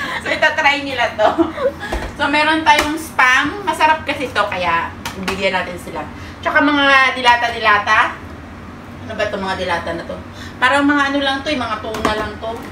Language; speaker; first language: Filipino; native; Filipino